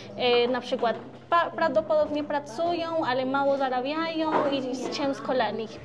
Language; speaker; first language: Polish; non-native, learner; Spanish